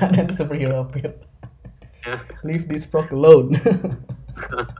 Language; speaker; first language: English; non-native, learner; Indonesian